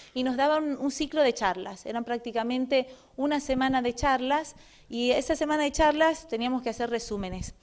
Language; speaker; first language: Spanish; non-native, fluent; Portuguese